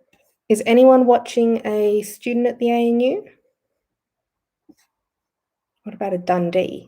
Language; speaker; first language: English; native; English